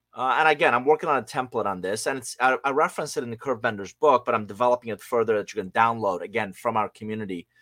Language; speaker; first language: English; non-native, fluent; Persian